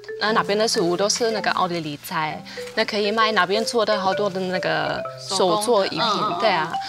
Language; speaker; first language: Chinese; non-native, fluent; German